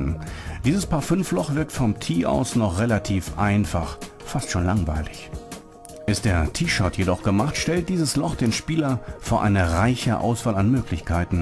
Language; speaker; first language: German; native; German